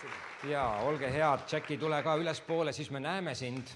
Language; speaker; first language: Estonian; native; Estonian